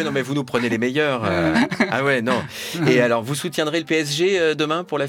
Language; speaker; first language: French; native; French